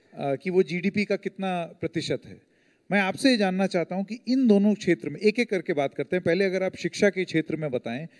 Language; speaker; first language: Hindi; native; Hindi